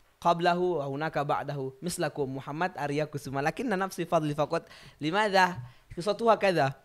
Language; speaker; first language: Arabic; non-native, learner; Indonesian